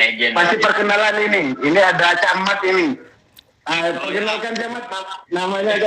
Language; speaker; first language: Indonesian; non-native, local second language; Madurese